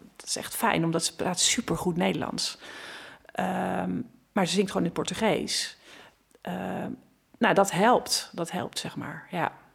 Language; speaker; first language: Dutch; native; Dutch